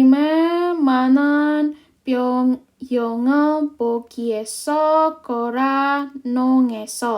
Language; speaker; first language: Korean; non-native, fluent; Indonesian